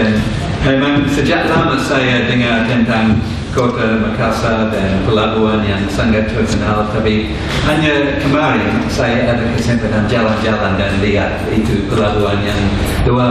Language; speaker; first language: Indonesian; non-native, fluent; English